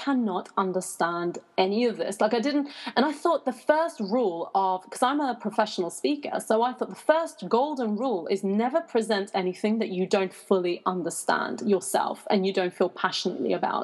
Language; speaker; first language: English; non-native, fluent; Persian